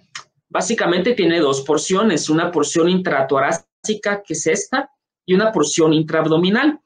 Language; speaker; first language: Spanish; native; Spanish